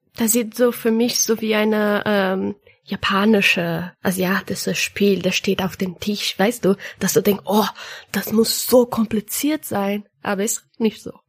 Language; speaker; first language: German; non-native, learner; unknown